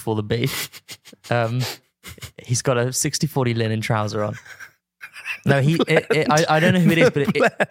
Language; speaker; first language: English; native; English